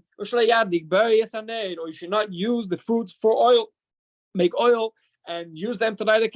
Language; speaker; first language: English; non-native, fluent; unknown